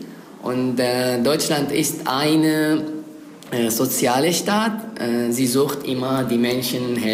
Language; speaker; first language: German; non-native, learner; Arabic